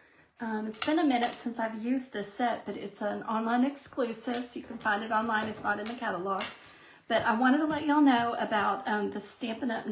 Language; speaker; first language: English; native; English